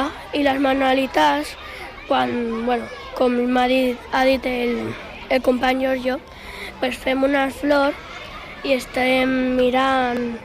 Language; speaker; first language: Catalan; non-native, local second language; Spanish